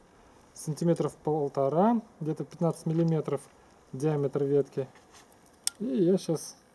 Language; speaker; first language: Russian; native; Russian